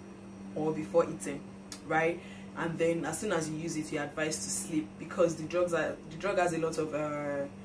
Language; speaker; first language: English; non-native, local second language; Yoruba